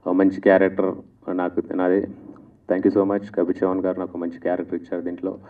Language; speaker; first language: Telugu; non-native, local second language; Lambadi